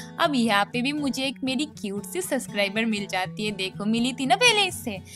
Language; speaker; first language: Hindi; non-native, local second language; Bangla